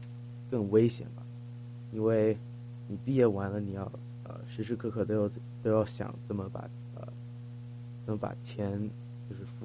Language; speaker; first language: Chinese; early bilingual, heritage; Chinese